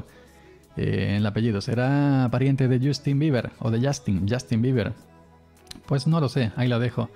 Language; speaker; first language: Spanish; native; Spanish